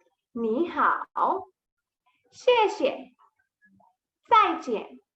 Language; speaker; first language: Chinese; non-native, fluent; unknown